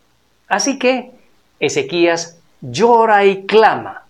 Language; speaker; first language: Spanish; native; Spanish